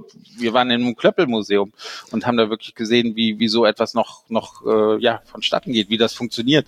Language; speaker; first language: German; native; German